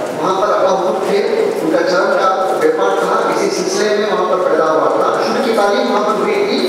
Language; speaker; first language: Hindi; non-native, local second language; Urdu